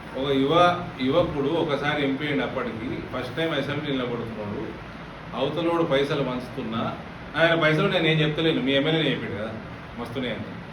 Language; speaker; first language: Telugu; native; Telugu